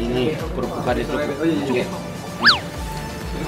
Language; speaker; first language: Indonesian; non-native, fluent; Japanese